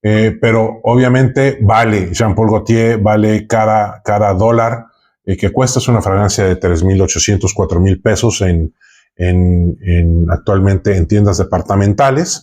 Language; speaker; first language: Spanish; native; Spanish